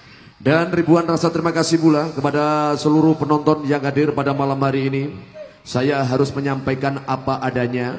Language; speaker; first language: Indonesian; non-native, local second language; Javanese